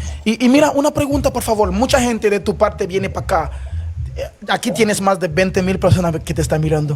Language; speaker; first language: Spanish; non-native, fluent; Haitian Creole